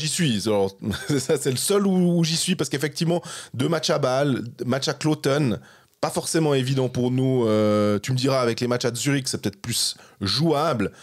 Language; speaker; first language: French; native; French